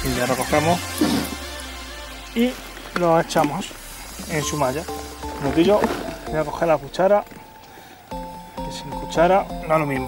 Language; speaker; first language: Spanish; native; Spanish